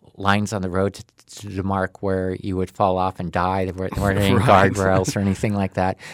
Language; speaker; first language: English; native; English